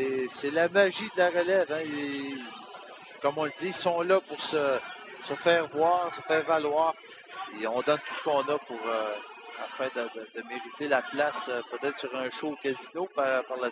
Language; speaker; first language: French; native; French